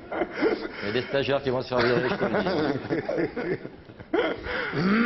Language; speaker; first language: French; native; French